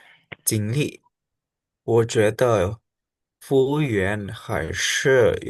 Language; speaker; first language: Chinese; non-native, learner; Indonesian